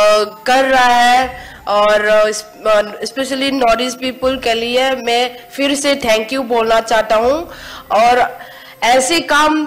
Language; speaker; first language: Hindi; non-native, local second language; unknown